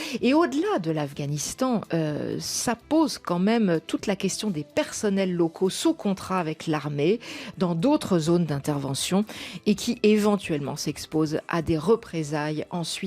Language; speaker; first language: French; native; French